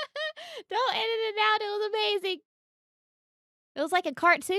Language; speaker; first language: English; native; English